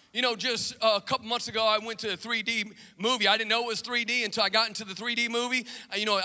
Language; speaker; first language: English; native; English